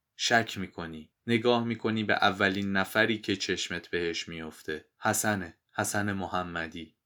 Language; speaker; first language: Persian; native; Persian